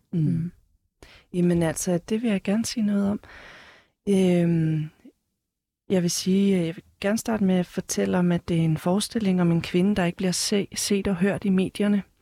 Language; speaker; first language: Danish; early bilingual, heritage; Danish